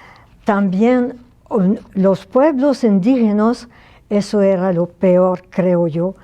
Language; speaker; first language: Spanish; non-native, fluent; French